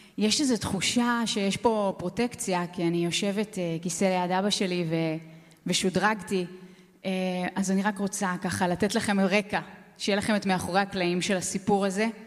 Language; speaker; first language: Hebrew; native; Hebrew